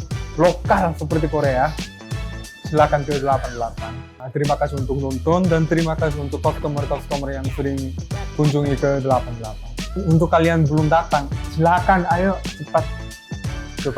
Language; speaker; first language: Indonesian; early bilingual, other home language; Korean